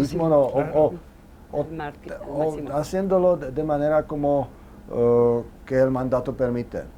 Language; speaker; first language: Spanish; non-native, fluent; Czech